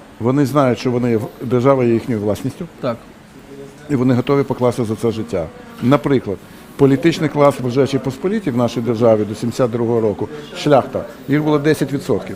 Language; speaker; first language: Ukrainian; non-native, local second language; Russian